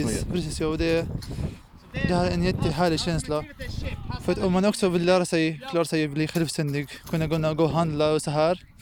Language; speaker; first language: Swedish; non-native, fluent; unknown